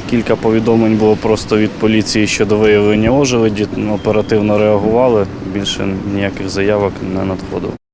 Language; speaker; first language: Ukrainian; native; Ukrainian